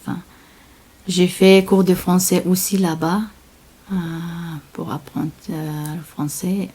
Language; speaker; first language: French; non-native, learner; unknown